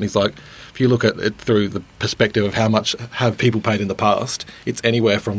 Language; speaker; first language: English; native; English